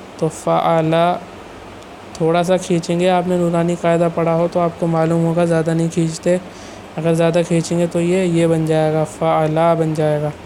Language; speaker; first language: Urdu; native; Urdu